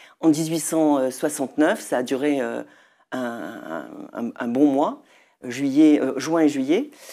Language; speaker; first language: French; native; French